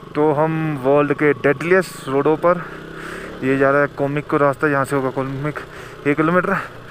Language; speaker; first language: Hindi; native; Hindi